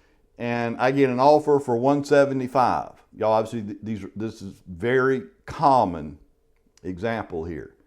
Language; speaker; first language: English; native; English